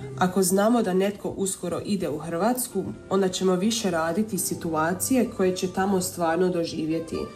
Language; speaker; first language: Croatian; early bilingual, heritage; Croatian